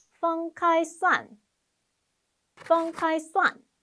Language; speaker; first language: Chinese; non-native, fluent; Korean